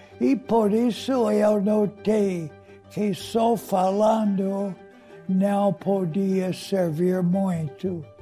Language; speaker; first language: Portuguese; non-native, fluent; English